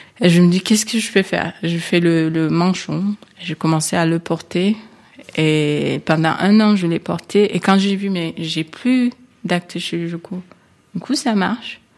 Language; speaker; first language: French; non-native, local second language; Kinyarwanda